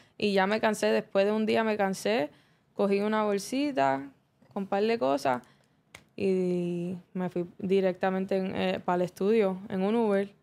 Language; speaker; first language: Spanish; early bilingual, heritage; Spanish